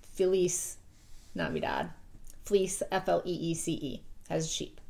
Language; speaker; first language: English; native; English